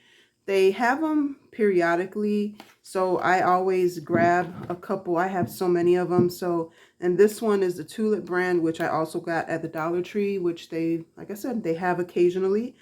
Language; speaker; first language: English; native; English